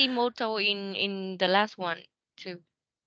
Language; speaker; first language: English; non-native, learner; Vietnamese